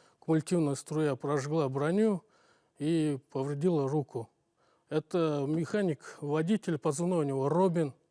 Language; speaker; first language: Russian; native; Russian